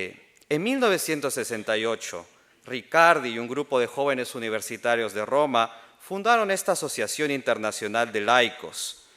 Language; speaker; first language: Spanish; native; Spanish